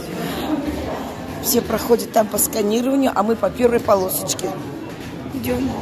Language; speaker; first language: Russian; native; Russian